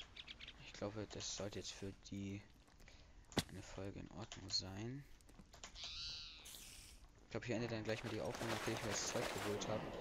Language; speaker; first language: German; native; German